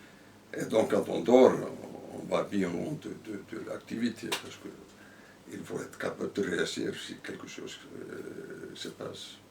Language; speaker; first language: French; non-native, fluent; Icelandic